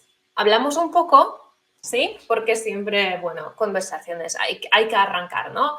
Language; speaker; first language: Spanish; non-native, fluent; Polish